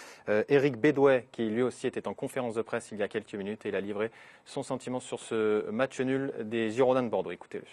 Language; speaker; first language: French; native; French